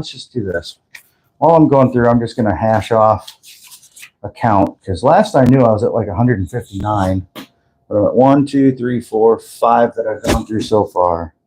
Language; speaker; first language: English; native; English